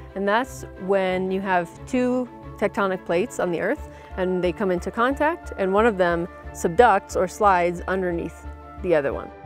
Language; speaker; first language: English; native; English